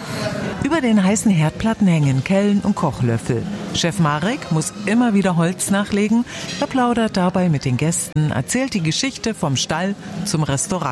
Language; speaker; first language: German; native; German